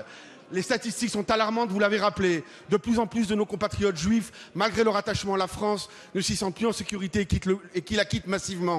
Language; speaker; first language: French; native; French